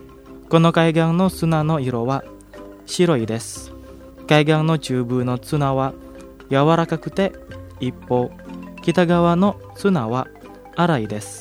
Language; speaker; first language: Japanese; non-native, fluent; Indonesian